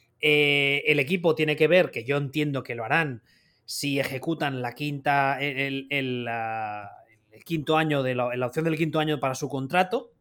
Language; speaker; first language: Spanish; native; Spanish